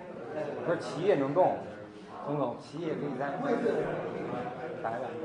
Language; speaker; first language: Chinese; native; Chinese